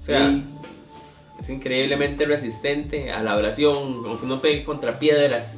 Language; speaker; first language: Spanish; native; Spanish